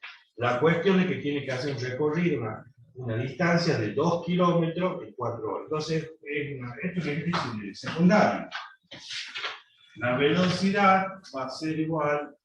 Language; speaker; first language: Spanish; native; Spanish